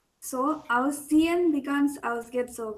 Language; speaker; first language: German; non-native, fluent; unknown